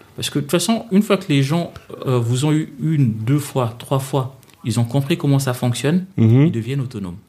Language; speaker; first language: French; non-native, local second language; Lingala